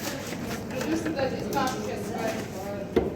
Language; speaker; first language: Russian; non-native, fluent; Tajik